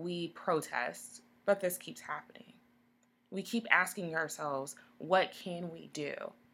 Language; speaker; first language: English; native; English